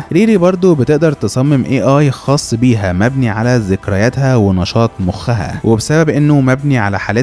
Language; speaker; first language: Arabic; native; Arabic